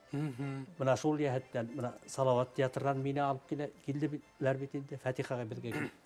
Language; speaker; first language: Tatar; non-native, local second language; Bashkir